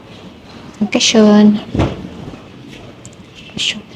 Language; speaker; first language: German; non-native, learner; Filipino